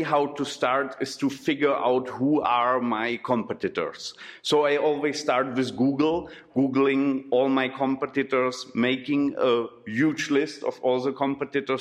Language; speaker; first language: English; non-native, fluent; German